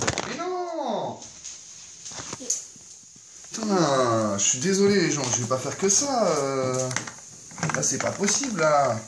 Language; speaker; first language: French; native; French